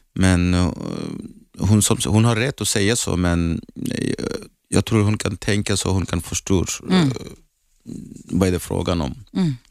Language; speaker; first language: Swedish; non-native, learner; Arabic